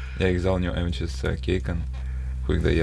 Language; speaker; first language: Dutch; non-native, learner; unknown